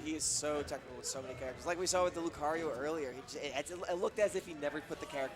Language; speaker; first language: English; native; English